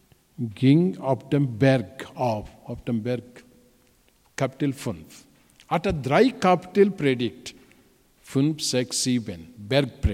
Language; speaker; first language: German; non-native, fluent; Telugu